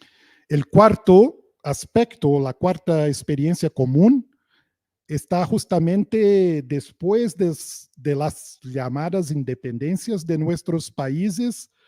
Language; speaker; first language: Spanish; non-native, fluent; Portuguese